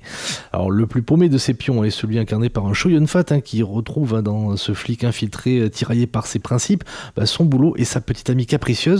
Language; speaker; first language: French; native; French